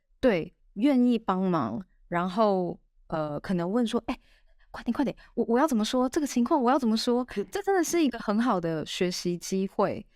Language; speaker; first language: Chinese; native; Chinese